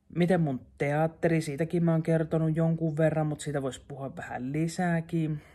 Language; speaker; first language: Finnish; native; Finnish